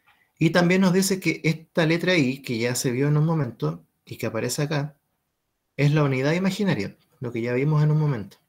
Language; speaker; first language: Spanish; native; Spanish